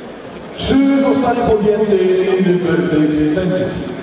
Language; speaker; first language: Polish; native; Polish